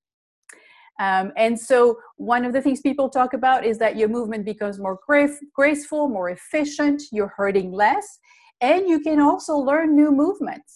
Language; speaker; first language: English; non-native, fluent; French